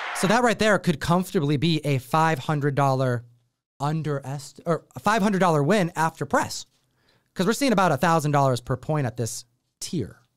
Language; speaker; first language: English; native; English